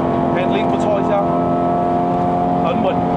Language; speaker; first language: Chinese; native; Chinese